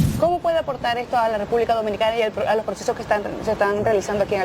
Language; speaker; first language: Spanish; native; Spanish